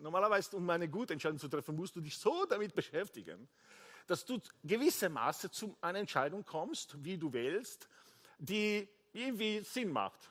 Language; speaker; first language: German; non-native, fluent; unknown